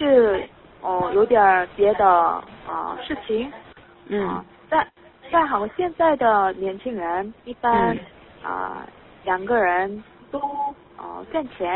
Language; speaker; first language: Chinese; non-native, learner; Korean